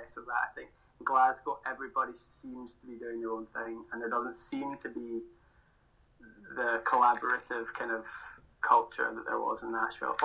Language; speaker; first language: English; native; English